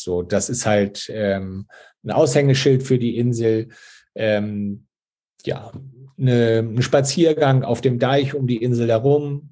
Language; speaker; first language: German; native; German